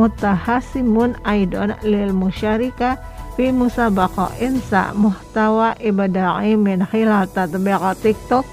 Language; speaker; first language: Arabic; non-native, fluent; Indonesian